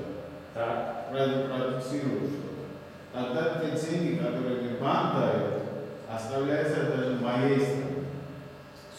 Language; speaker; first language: Russian; non-native, learner; Bulgarian